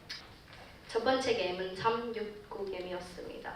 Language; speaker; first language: Korean; non-native, fluent; Swedish